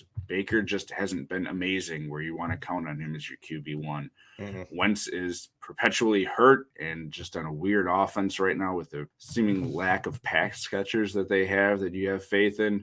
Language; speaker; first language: English; native; English